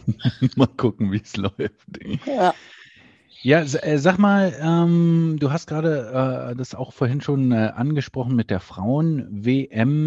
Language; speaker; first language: German; native; German